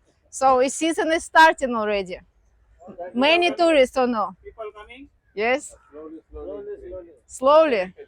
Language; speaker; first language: English; non-native, fluent; Russian